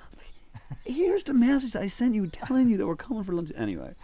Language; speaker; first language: English; native; English